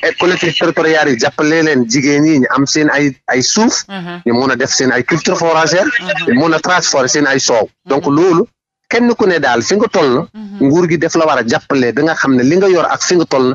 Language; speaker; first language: Wolof; non-native, local second language; Fula